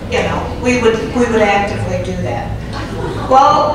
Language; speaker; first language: English; native; English